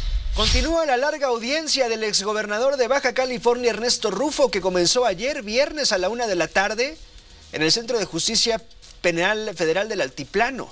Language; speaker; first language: Spanish; native; Spanish